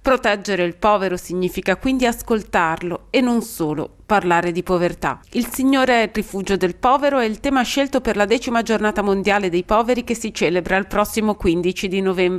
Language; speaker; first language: Italian; native; Italian